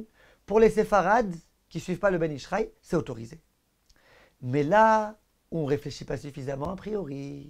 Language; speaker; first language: French; native; French